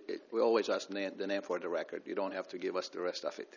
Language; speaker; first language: English; native; English